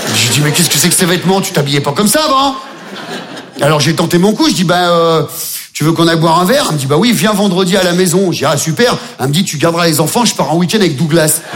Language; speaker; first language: French; native; French